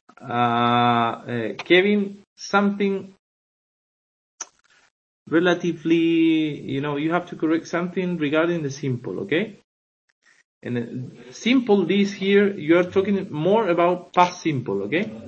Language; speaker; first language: English; non-native, fluent; Spanish